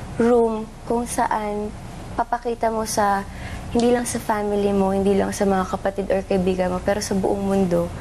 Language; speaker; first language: Filipino; non-native, local second language; Cebuano